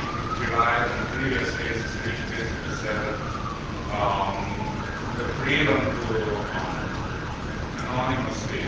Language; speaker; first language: English; non-native, fluent; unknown